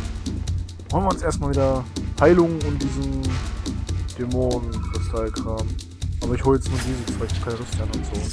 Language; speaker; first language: German; native; German